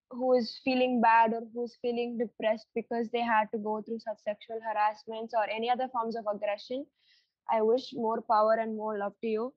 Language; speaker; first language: English; non-native, local second language; Tamil